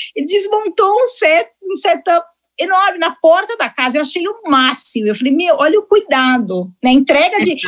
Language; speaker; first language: Portuguese; early bilingual, heritage; Portuguese